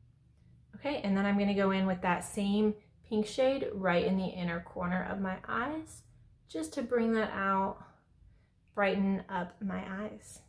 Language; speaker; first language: English; native; English